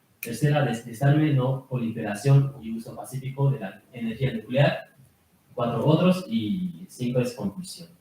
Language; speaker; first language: Spanish; non-native, learner; Japanese